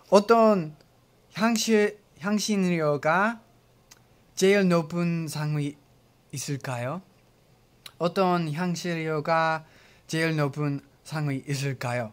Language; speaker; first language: Korean; non-native, learner; English